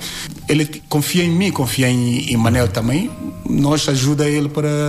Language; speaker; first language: Portuguese; non-native, learner; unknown